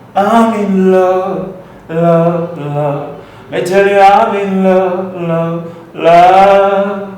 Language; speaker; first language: English; non-native, local second language; Swahili